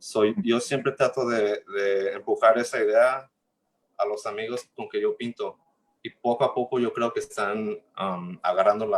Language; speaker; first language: Spanish; early bilingual, heritage; Spanish